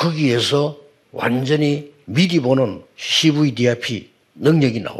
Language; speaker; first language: Korean; native; Korean